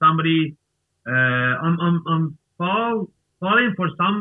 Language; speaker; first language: English; non-native, learner; Persian